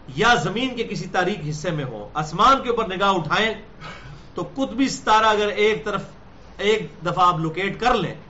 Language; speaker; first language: Urdu; native; Urdu